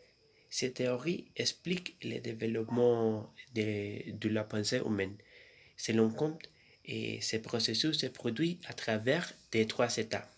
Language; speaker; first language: French; non-native, fluent; Spanish